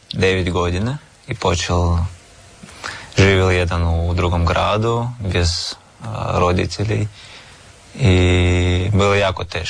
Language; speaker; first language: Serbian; non-native, learner; Russian